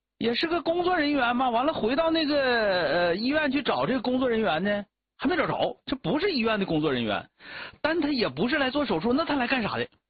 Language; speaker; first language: Chinese; native; Chinese